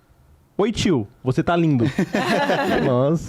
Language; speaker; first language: Portuguese; native; Portuguese